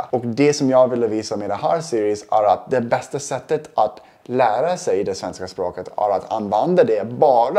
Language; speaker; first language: Swedish; non-native, fluent; English